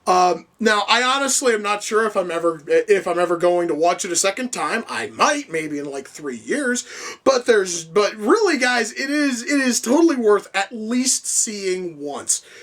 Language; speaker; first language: English; native; English